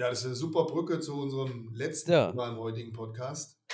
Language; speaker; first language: German; native; German